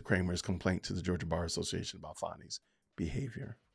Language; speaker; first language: English; native; English